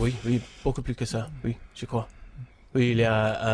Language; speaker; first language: French; non-native, learner; English